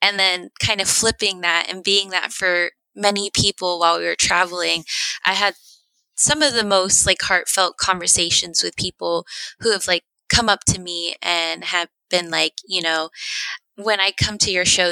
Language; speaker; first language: English; early bilingual, other home language; Spanish